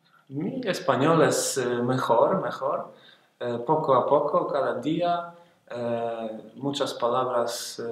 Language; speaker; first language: Spanish; non-native, learner; Polish